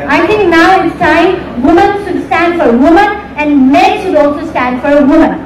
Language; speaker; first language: English; non-native, local second language; Nepali